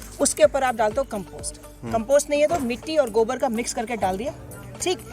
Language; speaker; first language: Hindi; non-native, local second language; Garhwali